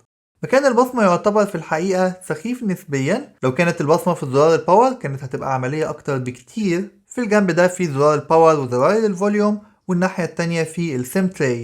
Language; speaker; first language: Arabic; native; Arabic